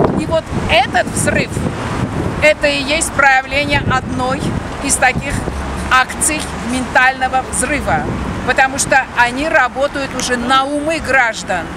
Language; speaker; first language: Russian; non-native, local second language; Armenian